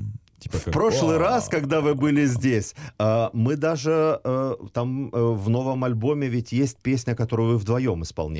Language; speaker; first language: Russian; native; Russian